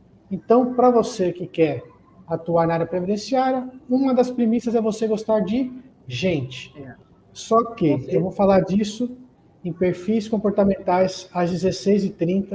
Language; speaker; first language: Portuguese; native; Portuguese